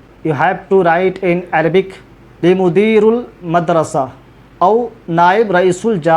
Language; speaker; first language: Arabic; non-native, fluent; Urdu